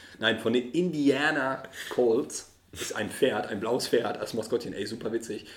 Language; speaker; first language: German; early bilingual, other home language; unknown